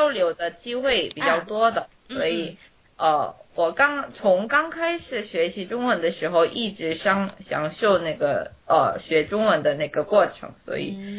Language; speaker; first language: Chinese; non-native, learner; Korean